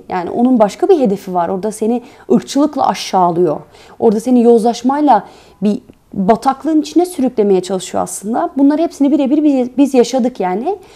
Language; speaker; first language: Turkish; early bilingual, heritage; Turkish